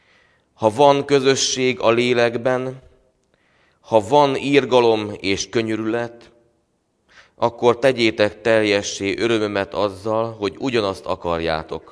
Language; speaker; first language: Hungarian; native; Hungarian